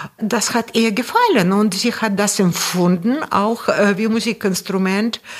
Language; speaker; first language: German; non-native, fluent; Russian